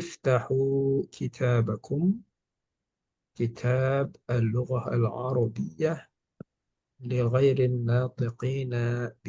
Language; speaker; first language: Arabic; non-native, fluent; Malay